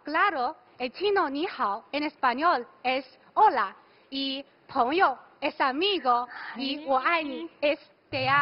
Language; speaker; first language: Spanish; non-native, fluent; Chinese